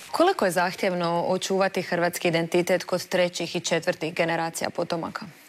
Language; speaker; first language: Croatian; native; Croatian